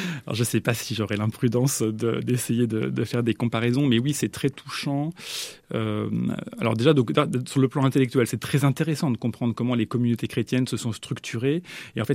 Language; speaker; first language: French; native; French